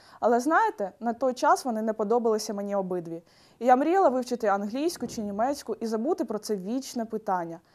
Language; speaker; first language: Ukrainian; non-native, local second language; Russian